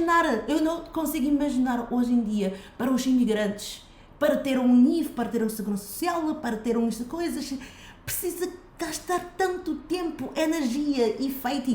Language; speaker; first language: Portuguese; non-native, fluent; Chinese